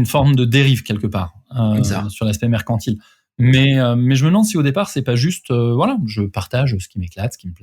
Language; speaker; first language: French; native; French